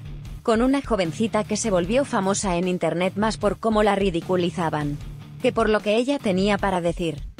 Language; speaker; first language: Spanish; native; Spanish